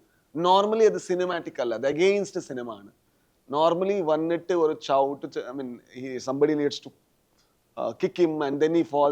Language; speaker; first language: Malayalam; non-native, learner; Tulu